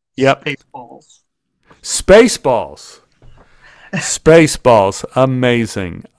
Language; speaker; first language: English; native; English